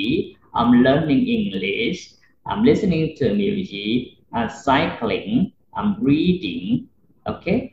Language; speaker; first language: English; non-native, fluent; Vietnamese